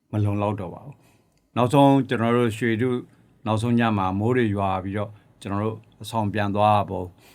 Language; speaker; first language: Burmese; native; Burmese